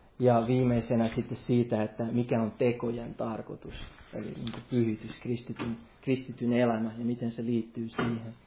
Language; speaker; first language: Finnish; non-native, local second language; Swedish